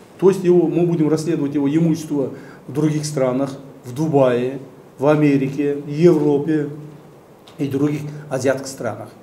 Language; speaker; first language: Russian; non-native, local second language; Kyrgyz